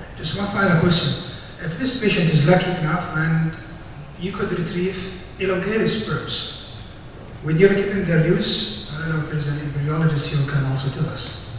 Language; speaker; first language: English; non-native, fluent; Arabic